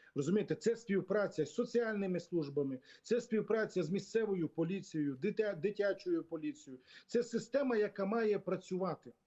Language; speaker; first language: Ukrainian; non-native, local second language; Romany